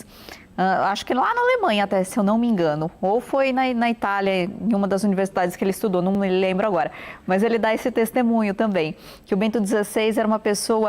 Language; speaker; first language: Portuguese; native; Portuguese